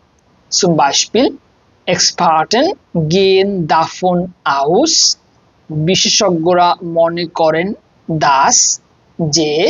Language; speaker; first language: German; non-native, fluent; Bangla